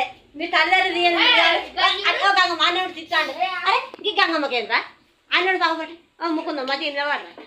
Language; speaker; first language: Telugu; native; Telugu